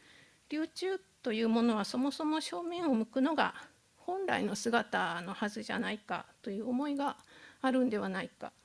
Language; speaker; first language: Japanese; native; Japanese